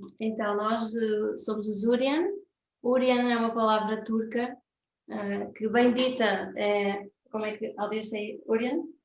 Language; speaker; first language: Portuguese; native; Portuguese